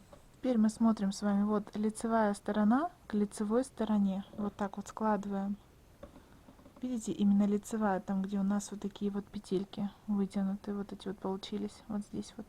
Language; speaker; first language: Russian; native; Russian